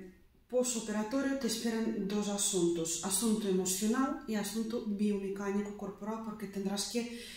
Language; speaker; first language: Spanish; non-native, fluent; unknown